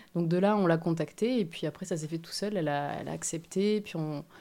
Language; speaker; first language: French; native; French